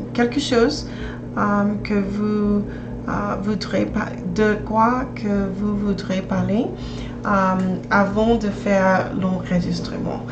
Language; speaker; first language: French; non-native, learner; English